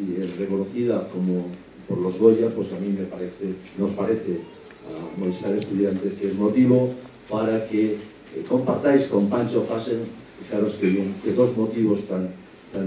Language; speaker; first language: Spanish; native; Spanish